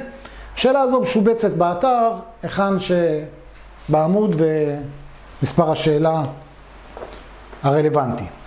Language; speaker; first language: Hebrew; native; Hebrew